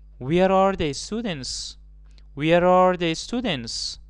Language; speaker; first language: English; non-native, fluent; Persian